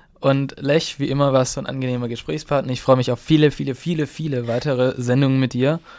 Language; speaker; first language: German; native; German